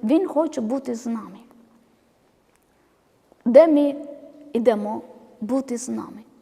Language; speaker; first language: Ukrainian; non-native, learner; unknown